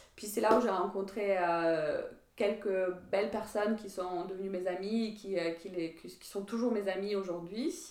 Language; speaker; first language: French; non-native, fluent; Ukrainian